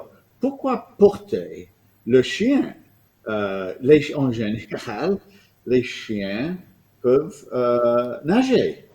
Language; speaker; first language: French; non-native, fluent; English